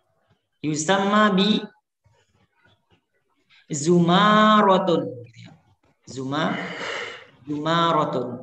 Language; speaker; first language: Arabic; non-native, learner; Indonesian